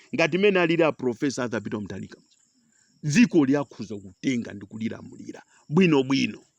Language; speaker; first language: Nyanja; non-native, local second language; Tumbuka